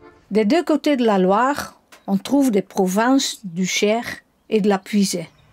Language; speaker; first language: French; non-native, fluent; Dutch